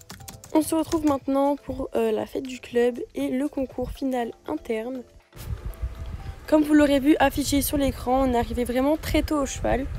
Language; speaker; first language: French; native; French